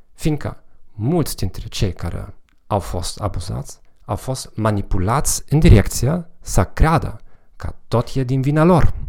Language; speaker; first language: Romanian; non-native, fluent; German